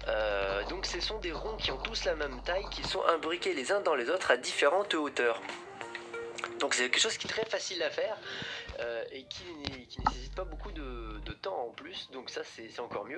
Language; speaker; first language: French; native; French